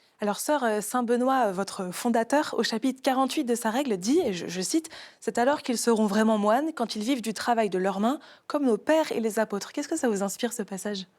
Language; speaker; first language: French; native; French